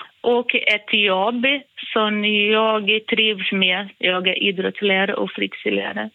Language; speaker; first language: Swedish; non-native, fluent; Portuguese